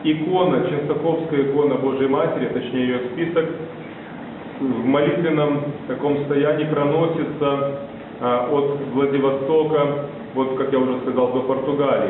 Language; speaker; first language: Russian; native; Russian